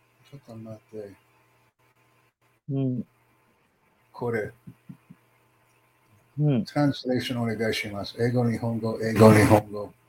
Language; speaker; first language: Japanese; non-native, learner; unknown